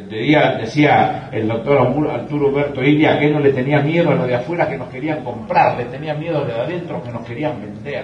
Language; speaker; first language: Spanish; native; Spanish